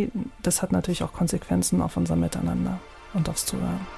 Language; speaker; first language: German; native; German